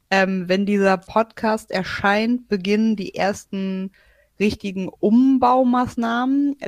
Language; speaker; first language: German; native; German